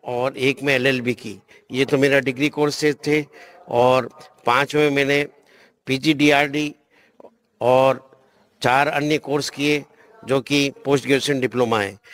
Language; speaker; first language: Hindi; native; Hindi